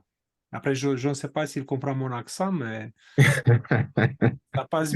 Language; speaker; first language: French; non-native, fluent; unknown